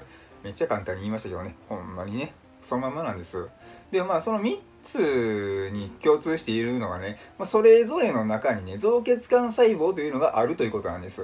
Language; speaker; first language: Japanese; native; Japanese